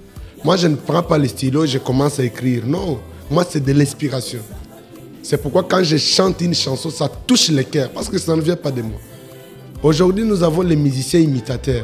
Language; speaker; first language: French; non-native, local second language; Lingala